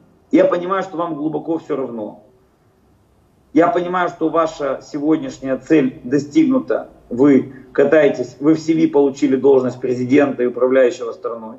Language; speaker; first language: Russian; native; Russian